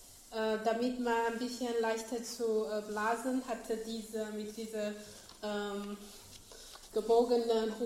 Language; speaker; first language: German; non-native, learner; Chinese